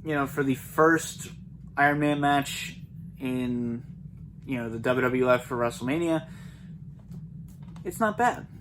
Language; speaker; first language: English; native; English